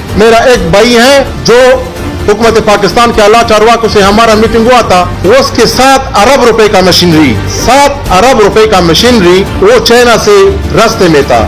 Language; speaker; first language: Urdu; non-native, fluent; Pashto